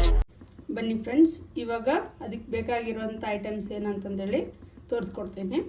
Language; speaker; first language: Kannada; native; Kannada